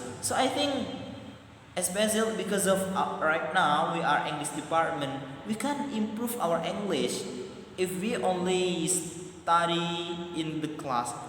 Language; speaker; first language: English; non-native, learner; Madurese